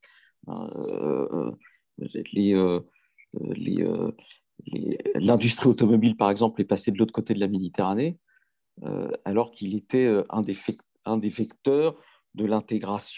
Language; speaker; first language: French; native; French